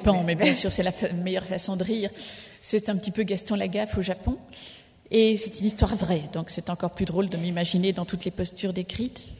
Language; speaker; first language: French; native; French